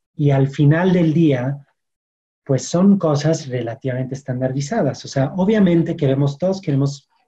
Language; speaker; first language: Spanish; non-native, fluent; French